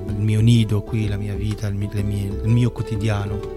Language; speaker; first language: Italian; non-native, fluent; Arabic